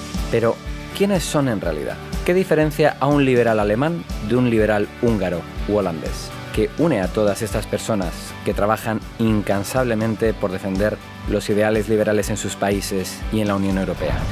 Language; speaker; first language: Spanish; native; Spanish